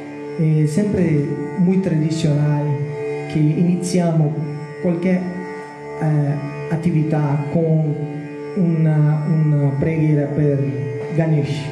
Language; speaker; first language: Italian; non-native, learner; Portuguese